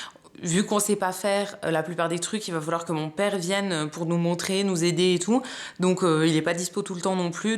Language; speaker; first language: French; native; French